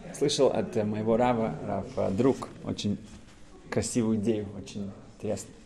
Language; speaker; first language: Russian; early bilingual, heritage; Russian